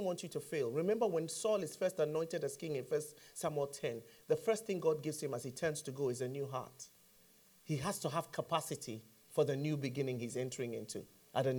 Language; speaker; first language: English; non-native, local second language; Akan